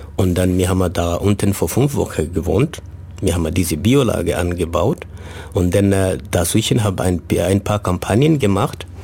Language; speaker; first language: German; non-native, fluent; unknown